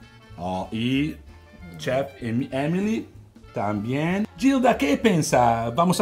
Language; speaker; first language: Spanish; non-native, learner; Italian